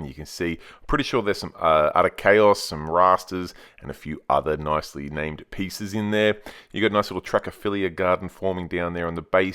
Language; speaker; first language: English; native; English